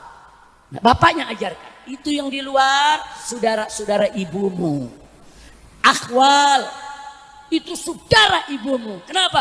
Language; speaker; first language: Indonesian; native; Indonesian